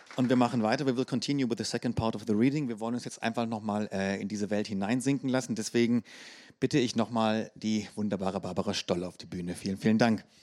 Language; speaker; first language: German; native; German